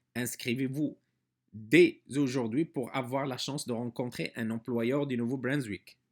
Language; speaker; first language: French; non-native, local second language; Arabic